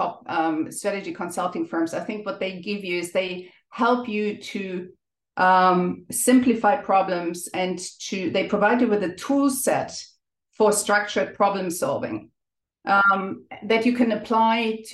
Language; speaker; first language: English; non-native, fluent; German